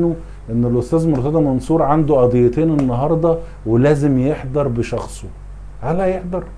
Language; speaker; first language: Arabic; native; Arabic